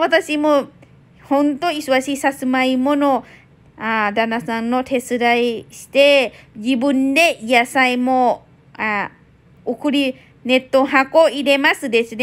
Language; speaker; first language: Japanese; non-native, learner; Thai